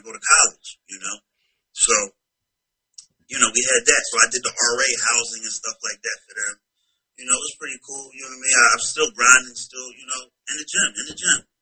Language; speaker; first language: English; native; English